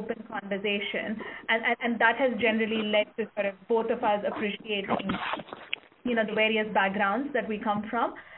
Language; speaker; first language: English; non-native, local second language; Kannada